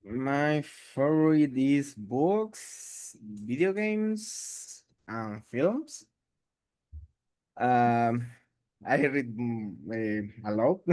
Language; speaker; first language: English; non-native, learner; Spanish